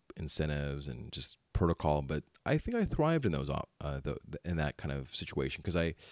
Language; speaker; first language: English; early bilingual, other home language; Filipino